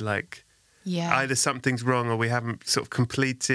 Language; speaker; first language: English; native; English